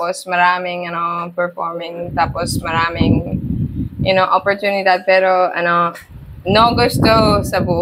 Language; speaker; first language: Filipino; non-native, learner; English